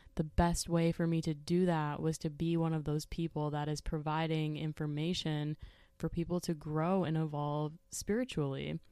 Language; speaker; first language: English; native; English